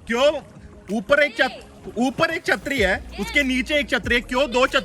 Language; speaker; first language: Hindi; non-native, local second language; Malayalam